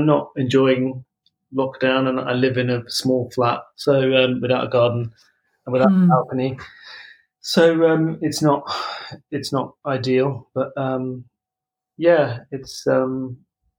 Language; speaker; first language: English; native; English